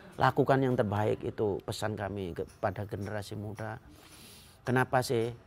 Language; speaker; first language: Indonesian; non-native, local second language; Madurese